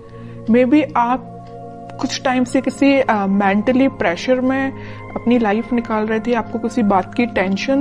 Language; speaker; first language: Hindi; native; Hindi